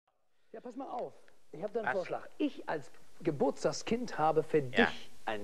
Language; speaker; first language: German; native; German